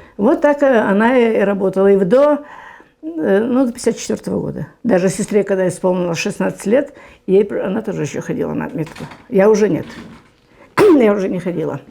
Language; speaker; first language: Russian; non-native, local second language; German